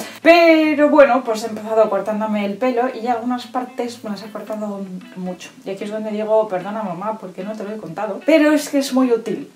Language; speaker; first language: Spanish; native; Spanish